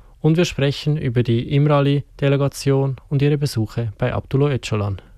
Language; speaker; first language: German; native; German